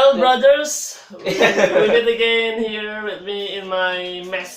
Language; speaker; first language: English; non-native, fluent; Indonesian